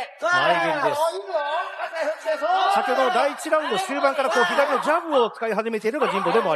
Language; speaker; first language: Japanese; native; Japanese